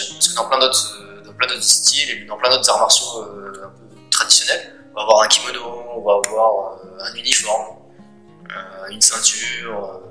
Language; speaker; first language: French; native; French